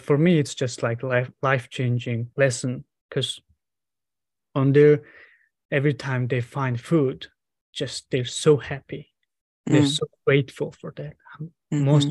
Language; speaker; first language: English; non-native, fluent; Mongolian